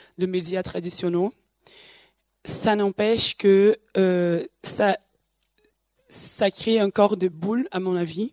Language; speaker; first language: French; non-native, fluent; Portuguese